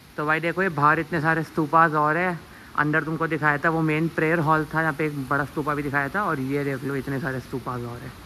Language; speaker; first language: Hindi; native; Hindi